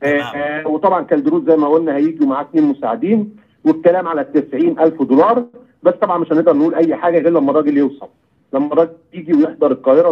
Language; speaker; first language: Arabic; native; Arabic